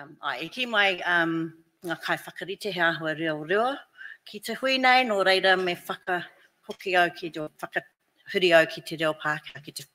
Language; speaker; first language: Māori; non-native, local second language; English